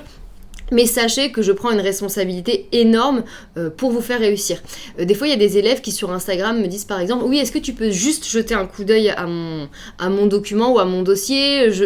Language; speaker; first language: French; native; French